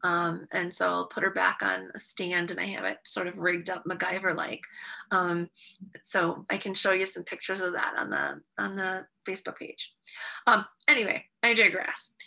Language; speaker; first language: English; native; English